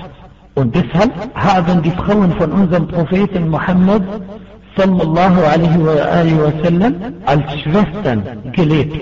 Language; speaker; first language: German; non-native, fluent; Arabic